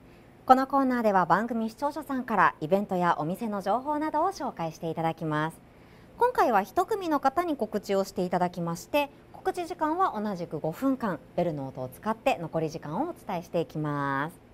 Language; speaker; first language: Japanese; native; Japanese